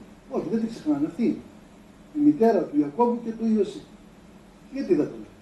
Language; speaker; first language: Greek; native; Greek